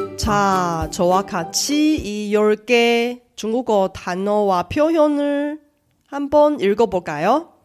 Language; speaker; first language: Korean; non-native, fluent; Chinese